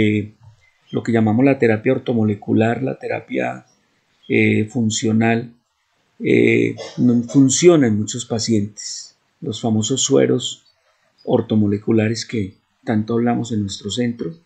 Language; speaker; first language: Spanish; native; Spanish